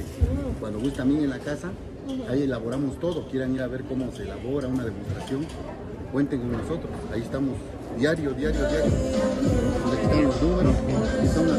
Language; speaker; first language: Spanish; native; Spanish